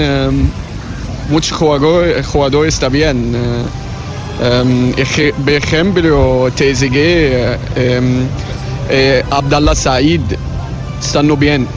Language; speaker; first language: Spanish; non-native, learner; Arabic